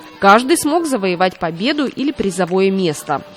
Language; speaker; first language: Russian; native; Russian